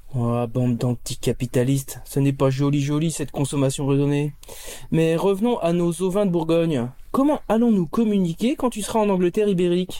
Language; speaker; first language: French; native; French